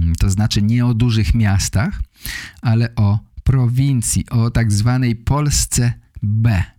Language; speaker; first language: Polish; native; Polish